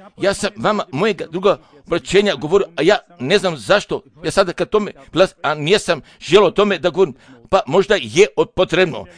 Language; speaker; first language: Croatian; non-native, fluent; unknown